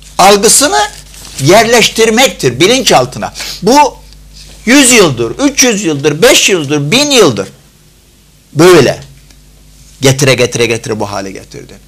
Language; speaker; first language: Turkish; non-native, fluent; Arabic